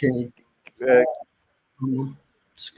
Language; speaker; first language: Turkish; early bilingual, heritage; Turkish